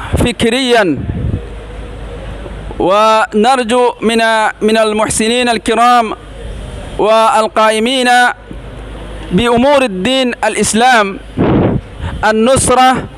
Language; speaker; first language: Arabic; non-native, learner; Rohingya